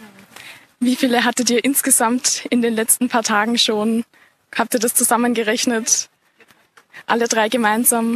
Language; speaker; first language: German; native; German